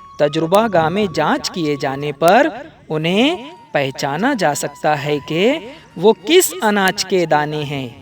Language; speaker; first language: Urdu; native; Urdu